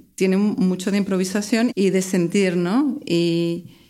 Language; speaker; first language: Spanish; native; Spanish